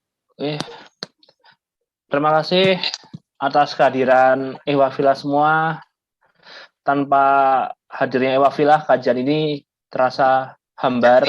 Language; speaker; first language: Indonesian; native; Indonesian